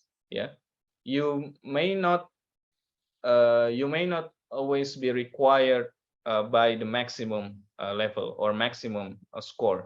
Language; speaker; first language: English; non-native, learner; Indonesian